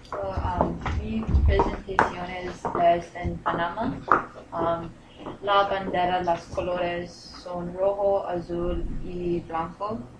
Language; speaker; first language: Spanish; non-native, learner; English